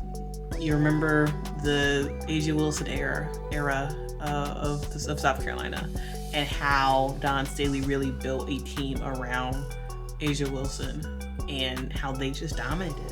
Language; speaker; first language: English; native; English